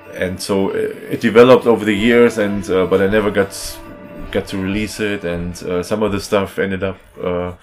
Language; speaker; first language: English; non-native, fluent; German